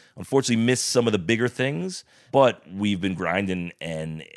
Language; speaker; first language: English; native; English